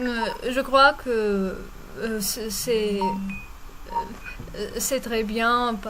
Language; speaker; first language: French; non-native, fluent; Russian